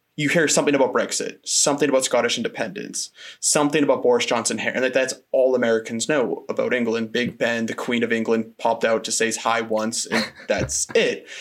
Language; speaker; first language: English; native; English